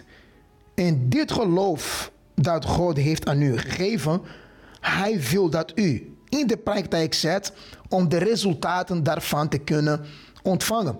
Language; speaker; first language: Dutch; non-native, fluent; Portuguese